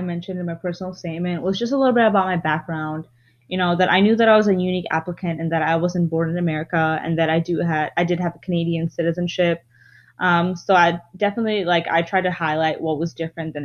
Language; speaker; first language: English; non-native, local second language; Bangla